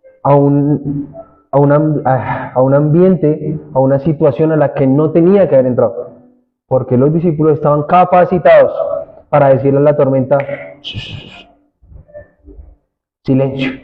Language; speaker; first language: Spanish; native; Spanish